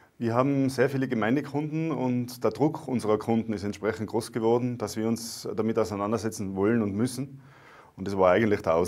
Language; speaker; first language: German; native; German